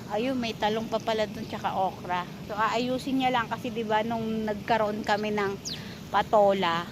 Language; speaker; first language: Filipino; native; Filipino